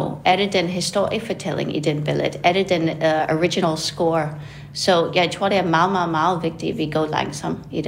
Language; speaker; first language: Danish; non-native, fluent; English